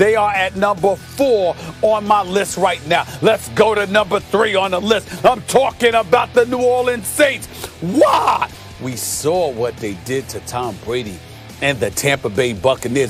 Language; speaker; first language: English; native; English